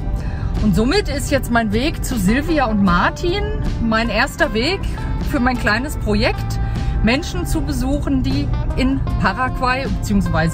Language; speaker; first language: German; native; German